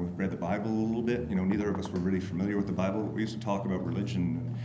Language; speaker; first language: English; native; English